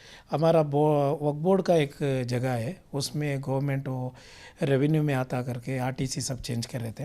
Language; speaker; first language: Hindi; non-native, local second language; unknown